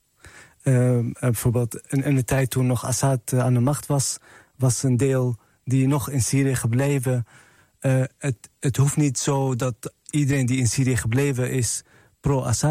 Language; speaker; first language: Dutch; non-native, fluent; Arabic